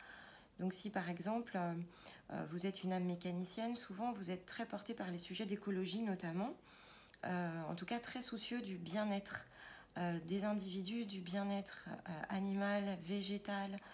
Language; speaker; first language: French; native; French